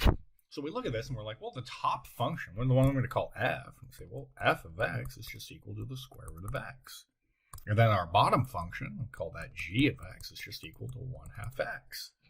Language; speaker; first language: English; native; English